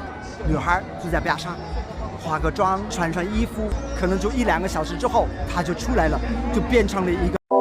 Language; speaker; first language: Chinese; non-native, fluent; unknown